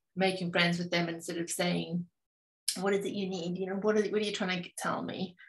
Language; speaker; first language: English; native; English